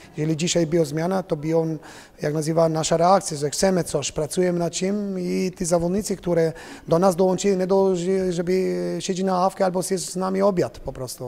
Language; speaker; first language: Polish; non-native, fluent; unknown